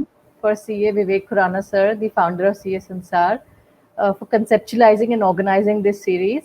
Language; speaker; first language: English; non-native, local second language; Hindi